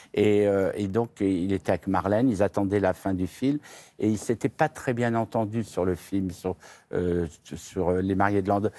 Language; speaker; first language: French; native; French